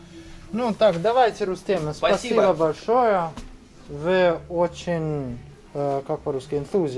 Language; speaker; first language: Russian; non-native, learner; Italian